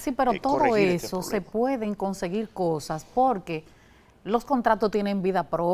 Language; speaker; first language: Spanish; native; Spanish